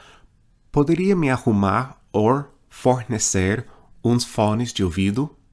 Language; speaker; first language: Portuguese; non-native, fluent; English